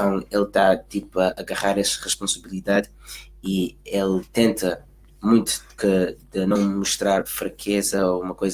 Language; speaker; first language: Portuguese; early bilingual, heritage; Portuguese